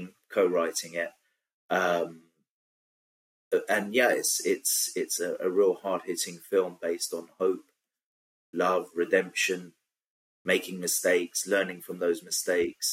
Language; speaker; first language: English; native; English